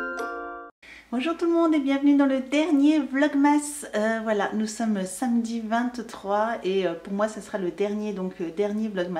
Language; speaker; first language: French; native; French